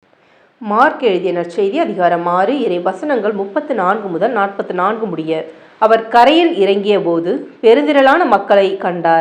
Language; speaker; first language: Tamil; native; Tamil